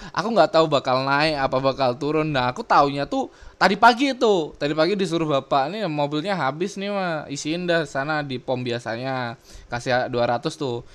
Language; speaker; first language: Indonesian; native; Indonesian